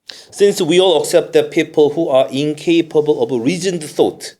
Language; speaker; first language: English; non-native, fluent; Korean